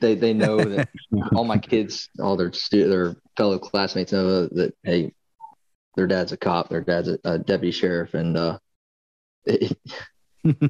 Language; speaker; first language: English; native; English